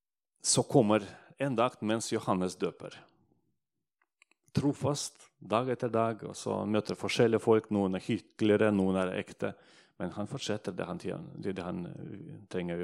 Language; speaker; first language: Norwegian; non-native, fluent; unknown